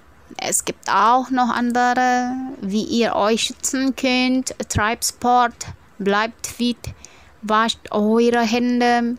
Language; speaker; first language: German; non-native, fluent; Indonesian